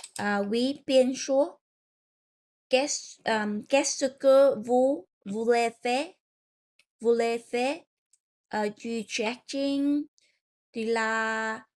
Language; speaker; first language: French; non-native, learner; Vietnamese